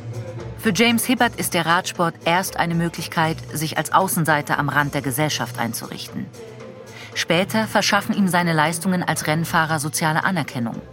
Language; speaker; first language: German; native; German